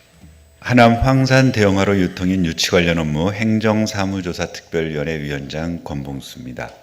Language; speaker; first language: Korean; native; Korean